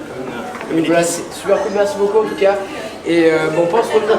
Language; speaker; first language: French; native; French